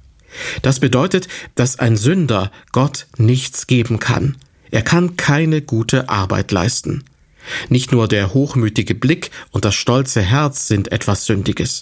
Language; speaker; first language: German; native; German